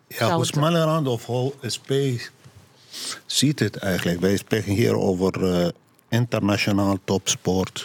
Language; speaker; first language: Dutch; non-native, learner; Arabic